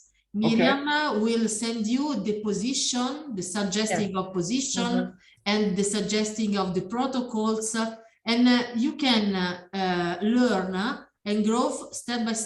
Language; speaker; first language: English; non-native, learner; Italian